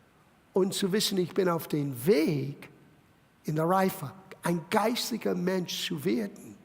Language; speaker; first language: German; non-native, fluent; English